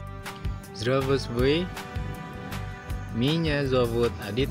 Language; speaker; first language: Russian; non-native, learner; Indonesian